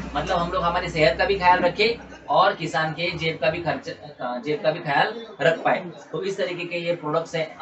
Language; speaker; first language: Hindi; non-native, local second language; Marathi